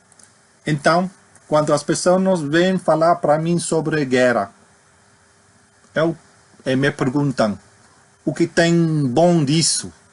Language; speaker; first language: Portuguese; non-native, fluent; English